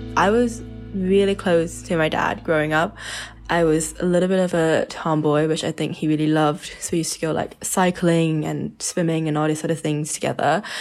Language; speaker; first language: English; early bilingual, other home language; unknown